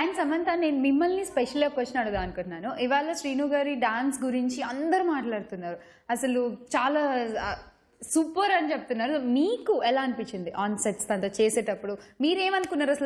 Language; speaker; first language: Telugu; native; Telugu